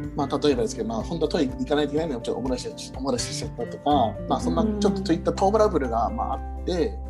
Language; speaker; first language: Japanese; early bilingual, heritage; English